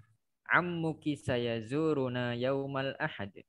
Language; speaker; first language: Arabic; non-native, fluent; Indonesian